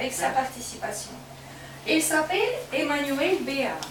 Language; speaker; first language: French; non-native, fluent; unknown